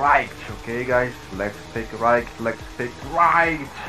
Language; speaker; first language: English; non-native, learner; Portuguese